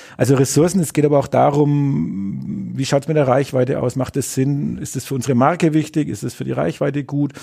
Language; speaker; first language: German; native; German